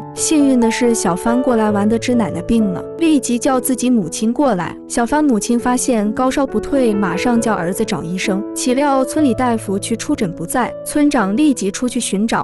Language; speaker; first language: Chinese; native; Chinese